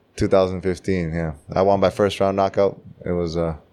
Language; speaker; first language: English; early bilingual, other home language; Czech